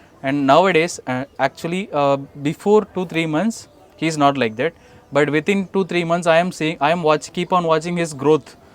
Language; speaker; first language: English; non-native, local second language; Tamil